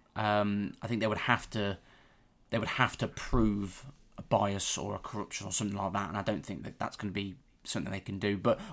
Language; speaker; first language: English; native; English